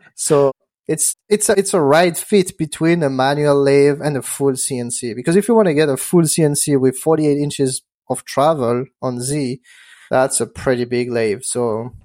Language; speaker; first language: English; non-native, fluent; French